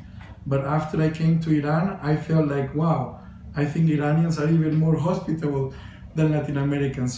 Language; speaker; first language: English; non-native, fluent; Spanish